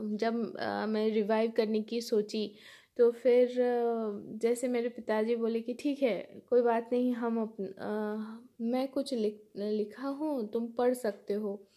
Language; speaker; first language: Hindi; non-native, local second language; Bangla